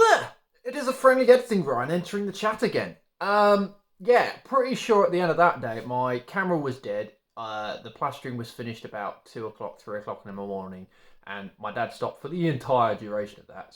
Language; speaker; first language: English; native; English